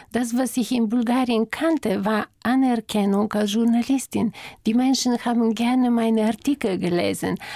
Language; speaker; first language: German; non-native, fluent; Bulgarian